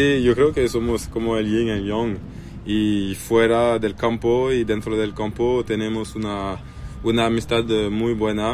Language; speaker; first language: Spanish; non-native, learner; French